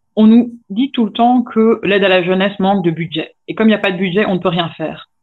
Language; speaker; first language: French; native; French